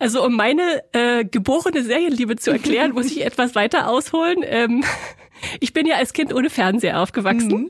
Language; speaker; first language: German; native; German